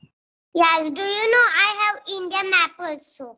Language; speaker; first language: English; non-native, local second language; Marathi